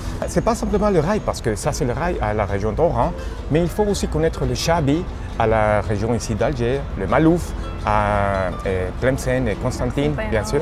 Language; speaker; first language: French; non-native, fluent; Spanish